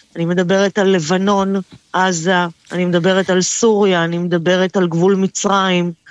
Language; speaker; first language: Hebrew; early bilingual, other home language; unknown